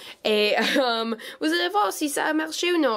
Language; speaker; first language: French; non-native, fluent; English